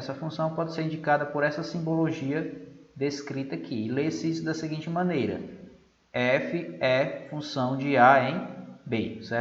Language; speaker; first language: Portuguese; native; Portuguese